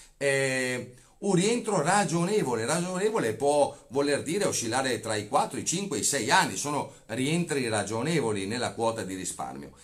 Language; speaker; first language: Italian; native; Italian